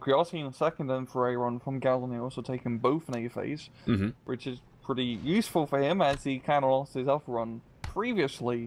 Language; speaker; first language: English; native; English